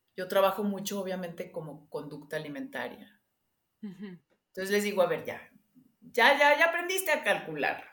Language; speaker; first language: Spanish; non-native, local second language; English